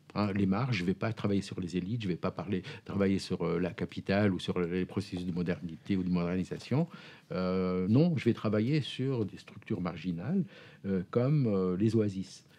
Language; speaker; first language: French; non-native, local second language; Arabic